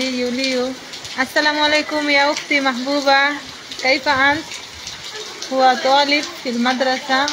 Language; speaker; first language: Arabic; non-native, learner; Bangla